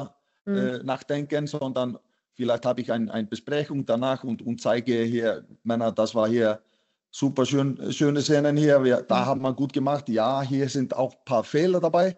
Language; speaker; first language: German; non-native, fluent; Icelandic